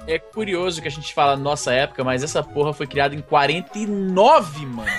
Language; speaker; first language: Portuguese; early bilingual, heritage; Portuguese